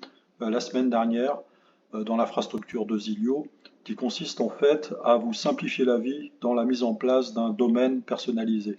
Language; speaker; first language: French; native; French